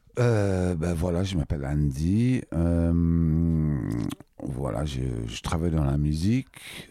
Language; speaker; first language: French; non-native, fluent; English